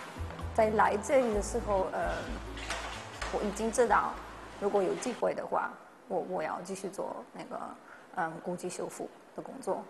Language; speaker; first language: Chinese; non-native, fluent; Polish